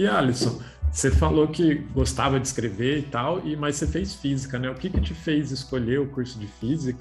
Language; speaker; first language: Portuguese; native; Portuguese